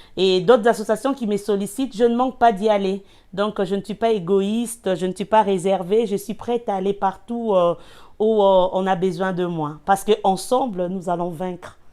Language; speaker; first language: French; non-native, local second language; Lingala